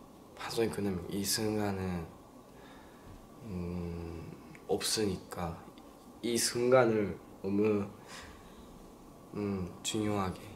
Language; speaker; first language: Korean; non-native, learner; Japanese